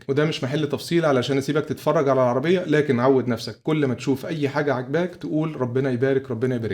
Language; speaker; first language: Arabic; native; Arabic